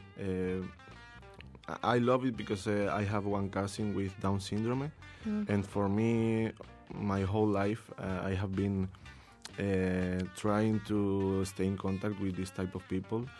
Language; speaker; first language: English; non-native, learner; Spanish